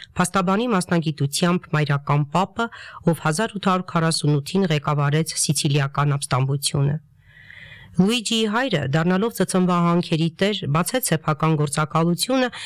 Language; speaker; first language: Armenian; native; Armenian